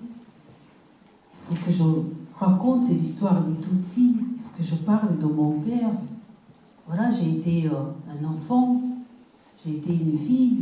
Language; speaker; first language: French; non-native, local second language; Kinyarwanda